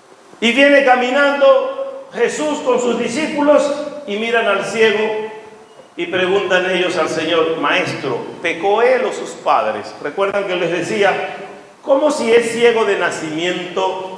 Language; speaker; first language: Spanish; native; Spanish